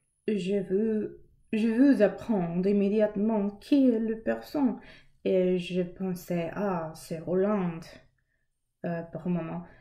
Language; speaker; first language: French; non-native, learner; English